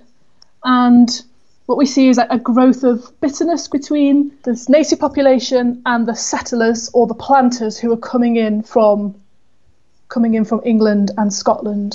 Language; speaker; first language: English; native; English